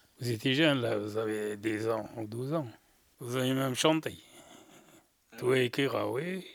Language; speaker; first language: French; non-native, local second language; Arabic